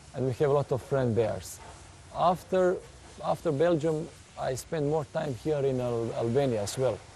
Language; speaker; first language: English; non-native, fluent; Serbian